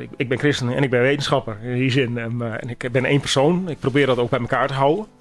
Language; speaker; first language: Dutch; native; Dutch